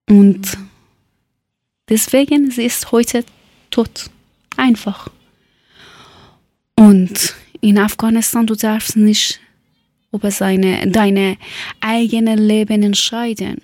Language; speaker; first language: German; non-native, learner; Persian